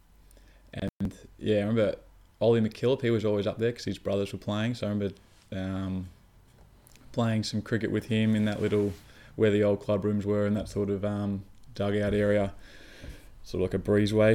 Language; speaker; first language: English; native; English